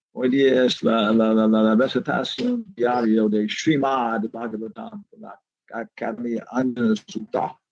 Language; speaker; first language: Spanish; non-native, learner; English